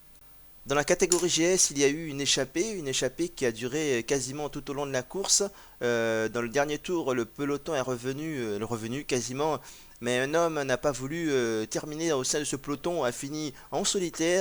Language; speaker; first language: French; native; French